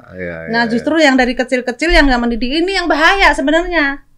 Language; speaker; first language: Indonesian; native; Indonesian